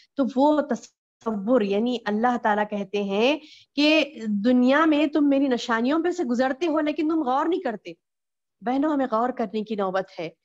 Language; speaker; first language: Hindi; native; Hindi